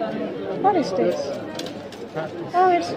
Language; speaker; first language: English; non-native, learner; Indonesian